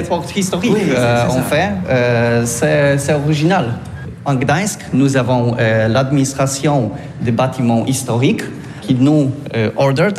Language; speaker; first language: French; non-native, learner; Polish